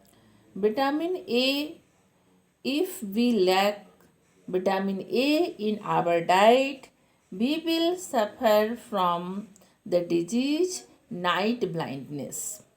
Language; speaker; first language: English; non-native, local second language; Hindi